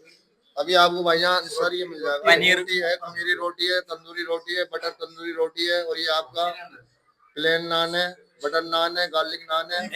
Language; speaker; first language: Hindi; non-native, local second language; Malayalam